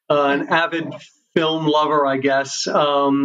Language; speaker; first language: English; native; English